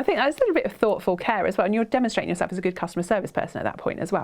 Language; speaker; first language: English; native; English